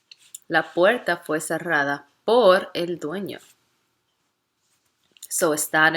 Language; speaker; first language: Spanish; non-native, fluent; English